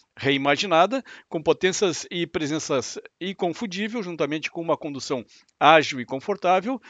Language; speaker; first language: Portuguese; native; Portuguese